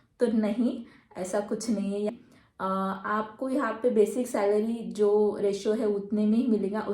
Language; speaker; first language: Hindi; non-native, local second language; Marathi